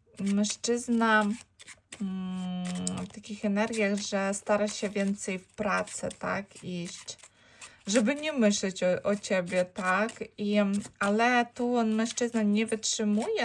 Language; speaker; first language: Polish; non-native, learner; Ukrainian